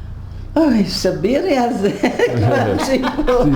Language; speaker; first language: Hebrew; non-native, fluent; Polish